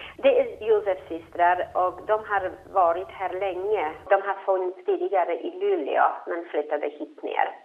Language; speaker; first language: Swedish; non-native, fluent; Polish